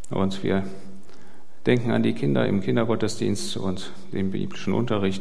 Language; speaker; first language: German; native; German